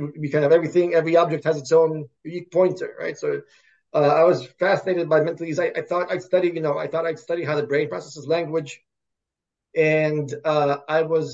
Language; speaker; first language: English; early bilingual, other home language; Russian